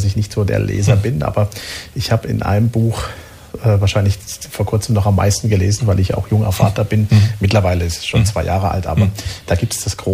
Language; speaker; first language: German; native; German